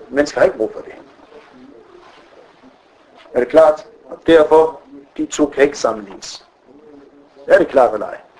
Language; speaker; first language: Danish; non-native, fluent; Arabic